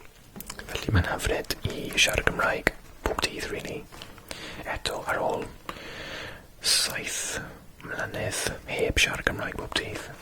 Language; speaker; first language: Welsh; non-native, local second language; English